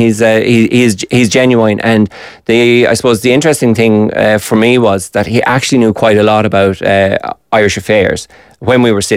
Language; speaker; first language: English; native; English